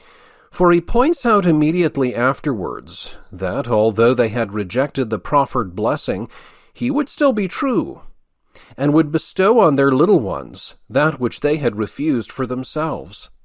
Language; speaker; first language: English; native; English